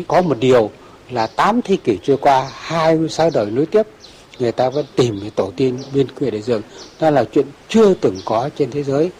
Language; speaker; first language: Vietnamese; native; Vietnamese